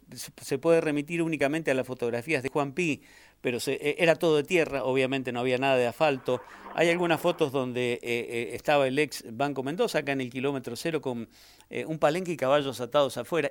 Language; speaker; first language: Spanish; native; Spanish